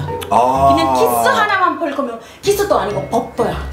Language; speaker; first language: Korean; non-native, fluent; Spanish